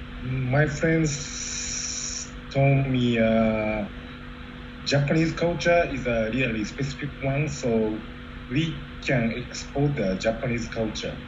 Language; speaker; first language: English; non-native, learner; Japanese